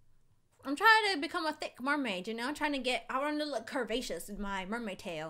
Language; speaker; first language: English; native; English